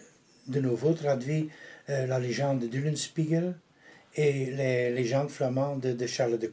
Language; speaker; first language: French; non-native, local second language; Dutch